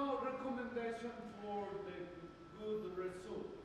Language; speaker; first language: English; non-native, learner; Spanish